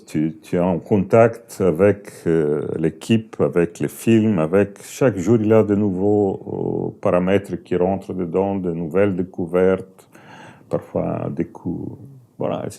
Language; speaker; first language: French; non-native, fluent; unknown